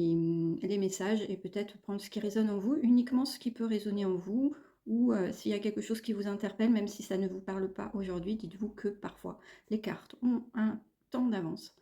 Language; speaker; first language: French; native; French